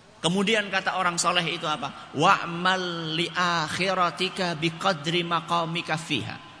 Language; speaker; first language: Indonesian; non-native, local second language; Javanese